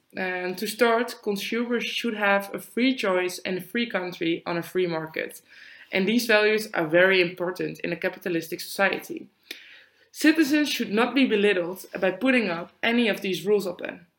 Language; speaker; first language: English; non-native, fluent; Dutch